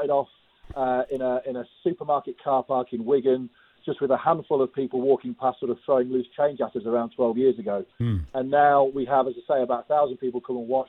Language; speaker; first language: English; native; English